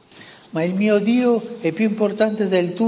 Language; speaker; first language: Italian; non-native, fluent; Spanish